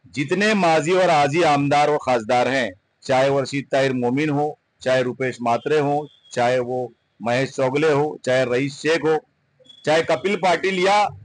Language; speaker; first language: Hindi; non-native, local second language; Urdu